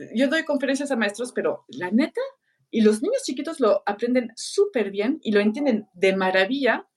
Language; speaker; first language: Spanish; non-native, fluent; French